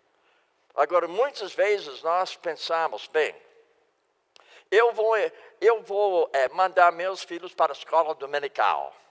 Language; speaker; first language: Portuguese; non-native, fluent; English